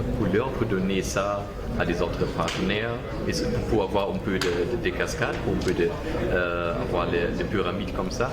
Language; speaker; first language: French; non-native, learner; German